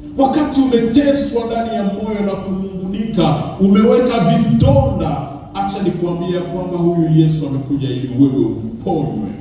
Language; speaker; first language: Swahili; native; Swahili